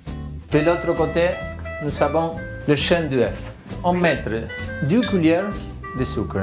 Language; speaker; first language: French; non-native, fluent; Spanish